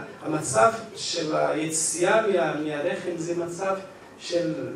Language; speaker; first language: Hebrew; non-native, fluent; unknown